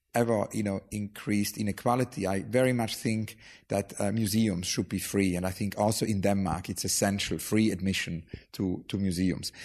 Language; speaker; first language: English; non-native, fluent; German